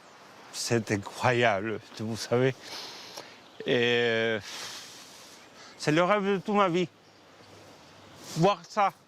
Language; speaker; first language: French; non-native, fluent; Spanish